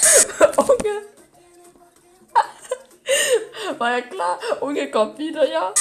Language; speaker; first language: German; native; German